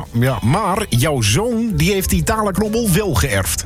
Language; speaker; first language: Dutch; native; Dutch